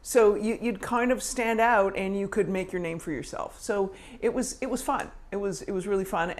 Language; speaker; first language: English; native; English